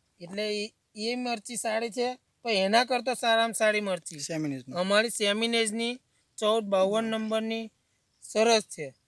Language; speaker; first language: Gujarati; native; Gujarati